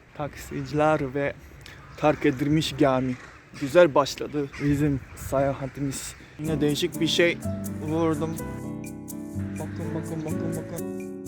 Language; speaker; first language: Turkish; non-native, fluent; Japanese